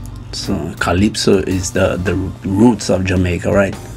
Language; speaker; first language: English; non-native, fluent; Portuguese